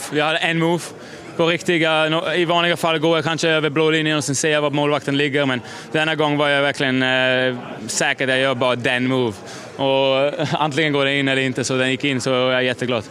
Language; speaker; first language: Swedish; non-native, fluent; German